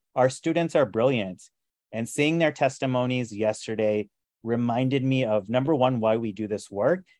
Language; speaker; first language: English; native; English